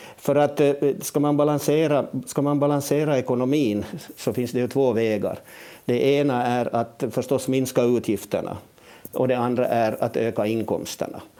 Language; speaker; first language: Swedish; native; Swedish